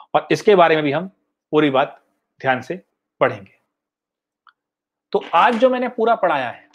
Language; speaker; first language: Hindi; native; Hindi